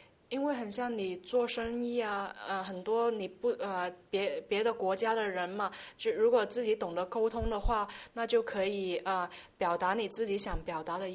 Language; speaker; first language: Chinese; early bilingual, heritage; Chinese